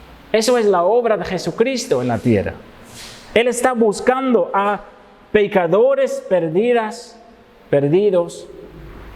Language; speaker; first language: Spanish; non-native, fluent; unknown